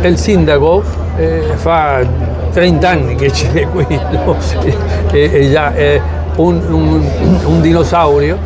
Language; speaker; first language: Italian; early bilingual, heritage; Spanish